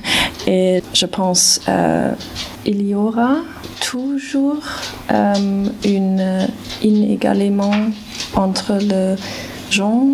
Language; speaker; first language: French; non-native, learner; German